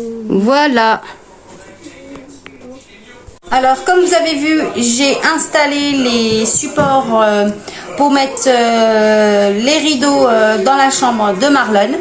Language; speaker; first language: French; native; French